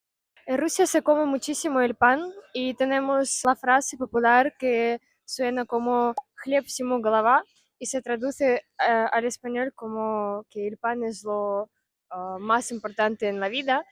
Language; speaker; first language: Spanish; non-native, fluent; Russian